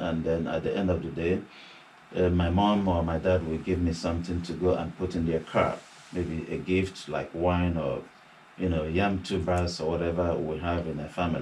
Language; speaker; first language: English; non-native, local second language; Igbo